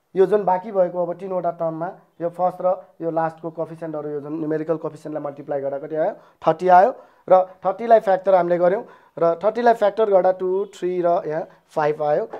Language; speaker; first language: Nepali; non-native, local second language; Newari